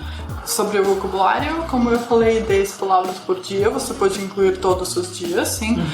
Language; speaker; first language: Portuguese; non-native, fluent; Russian